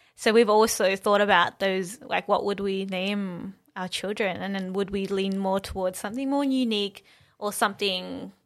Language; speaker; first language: English; native; English